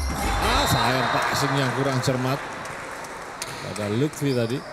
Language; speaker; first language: Indonesian; native; Indonesian